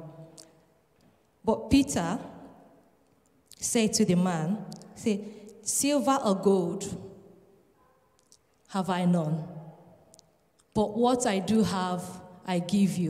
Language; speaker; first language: English; non-native, local second language; Igbo